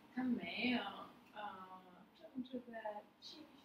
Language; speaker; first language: Chinese; non-native, learner; English